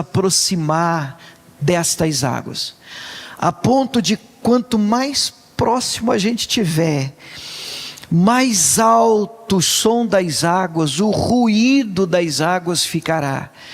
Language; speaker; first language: Portuguese; native; Portuguese